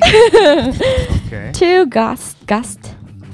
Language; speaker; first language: English; non-native, learner; Japanese